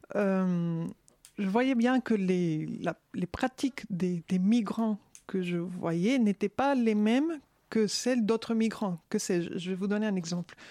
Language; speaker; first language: French; non-native, fluent; Spanish